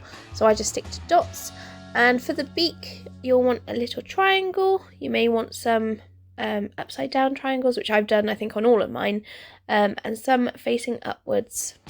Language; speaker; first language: English; native; English